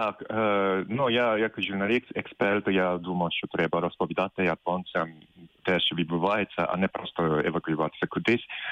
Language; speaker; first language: Ukrainian; non-native, fluent; Japanese